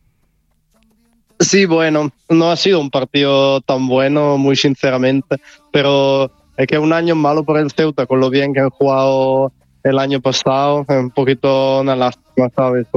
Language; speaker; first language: Spanish; non-native, fluent; Italian